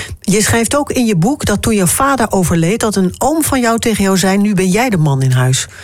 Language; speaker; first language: Dutch; native; Dutch